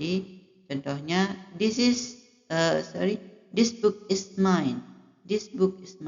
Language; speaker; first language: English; non-native, fluent; Indonesian